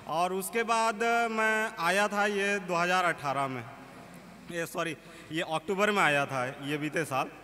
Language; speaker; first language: Hindi; native; Hindi